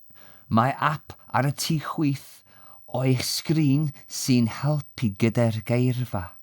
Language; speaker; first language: Welsh; non-native, fluent; English